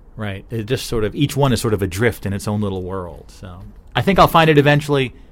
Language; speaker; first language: English; native; English